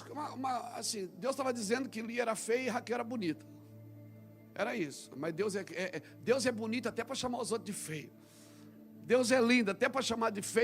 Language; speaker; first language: Portuguese; native; Portuguese